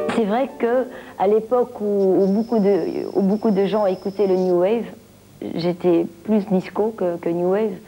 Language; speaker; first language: French; non-native, local second language; Dutch